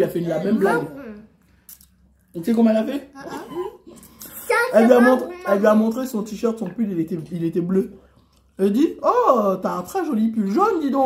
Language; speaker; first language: French; native; French